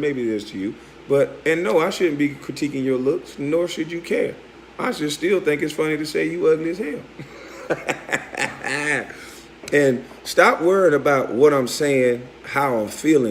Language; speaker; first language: English; native; English